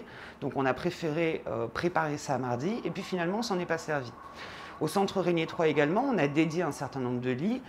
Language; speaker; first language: French; native; French